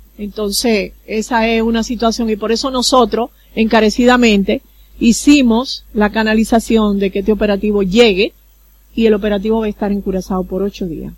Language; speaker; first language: Spanish; native; Spanish